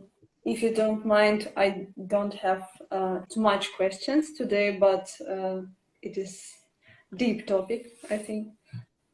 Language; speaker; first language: English; non-native, learner; Russian